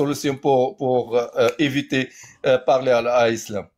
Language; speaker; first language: French; non-native, learner; Arabic